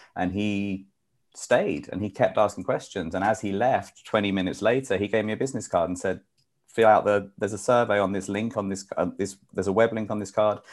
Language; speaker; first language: English; native; English